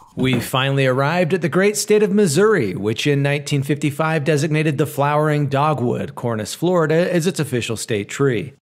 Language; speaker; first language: English; native; English